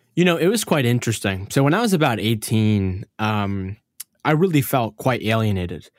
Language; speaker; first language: English; early bilingual, other home language; Arabic